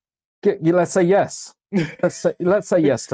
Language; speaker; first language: English; native; English